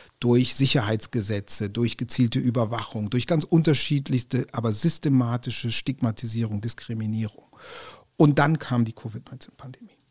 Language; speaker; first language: German; native; German